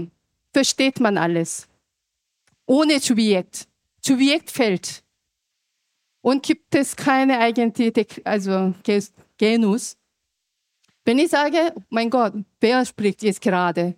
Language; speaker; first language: German; non-native, fluent; Korean